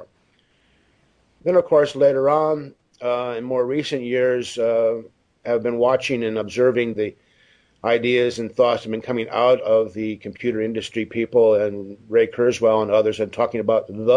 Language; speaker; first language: English; native; English